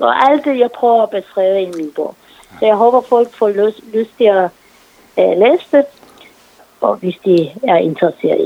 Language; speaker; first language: Danish; non-native, fluent; Persian